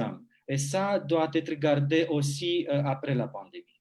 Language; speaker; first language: French; non-native, fluent; Romanian